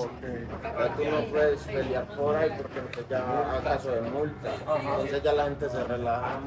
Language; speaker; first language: Spanish; native; Spanish